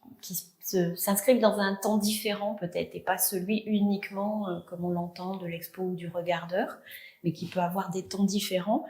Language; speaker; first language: French; native; French